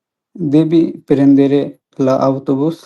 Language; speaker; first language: Italian; non-native, learner; Bangla